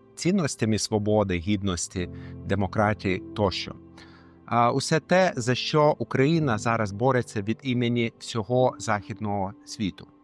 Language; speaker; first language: Ukrainian; non-native, fluent; Lithuanian